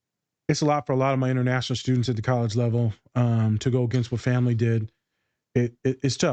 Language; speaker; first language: English; native; English